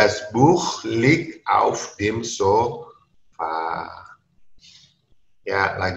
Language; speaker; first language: German; non-native, learner; Indonesian